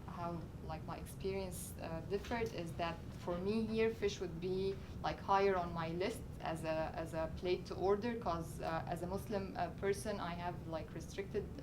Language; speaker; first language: English; non-native, local second language; Arabic